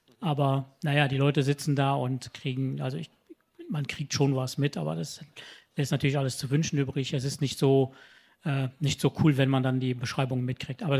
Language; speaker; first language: German; non-native, local second language; Luxembourgish